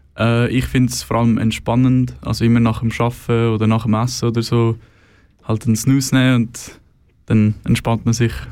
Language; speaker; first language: German; non-native, fluent; Swedish